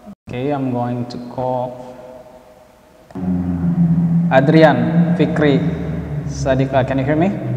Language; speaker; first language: English; non-native, fluent; Indonesian